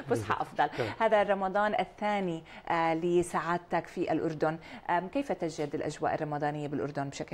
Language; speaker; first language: Arabic; native; Arabic